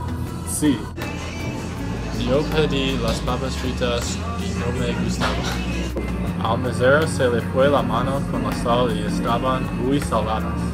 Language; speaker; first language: Spanish; non-native, learner; English